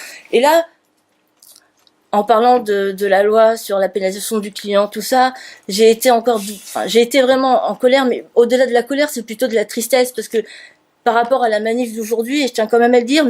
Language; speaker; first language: French; native; French